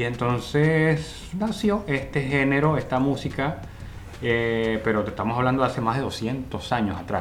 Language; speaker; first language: Spanish; native; Spanish